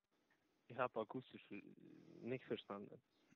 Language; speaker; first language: German; non-native, learner; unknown